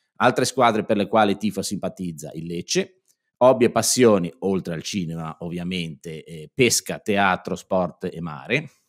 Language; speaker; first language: Italian; native; Italian